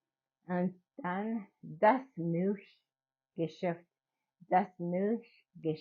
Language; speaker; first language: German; non-native, learner; English